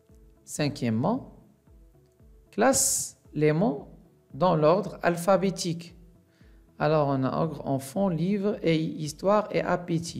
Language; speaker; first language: French; non-native, local second language; Arabic